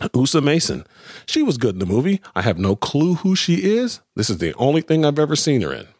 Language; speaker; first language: English; native; English